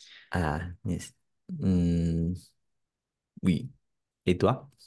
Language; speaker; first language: French; non-native, learner; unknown